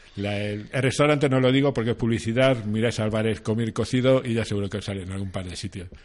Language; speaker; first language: Spanish; native; Spanish